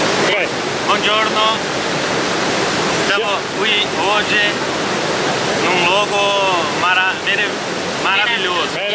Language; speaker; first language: Italian; non-native, learner; Portuguese